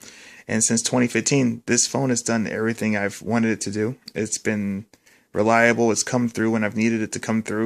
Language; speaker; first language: English; native; English